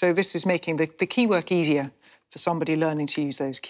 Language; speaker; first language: English; native; English